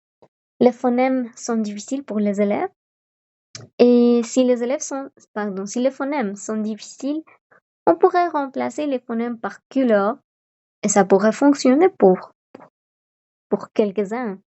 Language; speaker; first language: French; non-native, fluent; Spanish